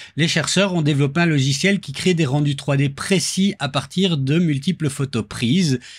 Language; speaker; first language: French; native; French